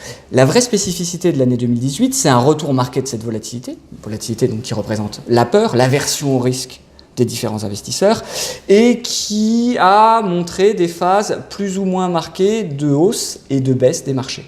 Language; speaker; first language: French; native; French